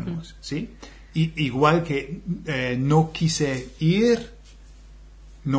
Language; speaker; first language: Spanish; non-native, fluent; English